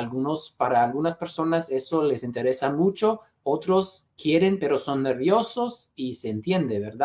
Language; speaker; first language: Spanish; non-native, fluent; English